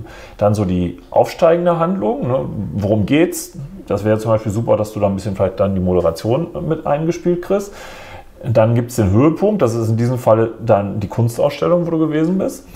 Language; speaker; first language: German; native; German